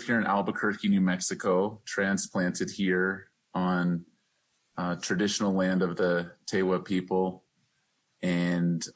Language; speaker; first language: English; native; English